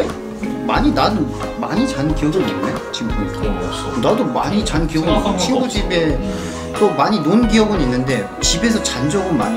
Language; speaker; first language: Korean; native; Korean